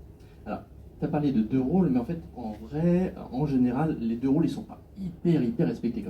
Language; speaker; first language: French; native; French